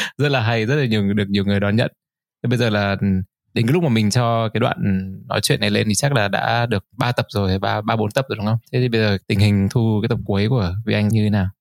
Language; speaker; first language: Vietnamese; native; Vietnamese